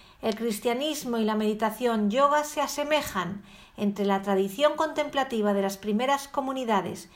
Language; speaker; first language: Spanish; native; Spanish